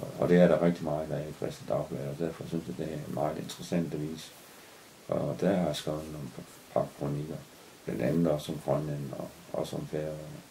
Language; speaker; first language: Danish; native; Danish